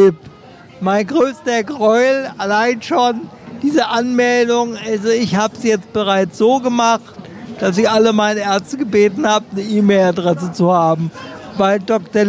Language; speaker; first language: German; native; German